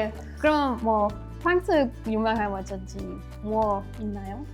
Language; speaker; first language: Korean; non-native, learner; French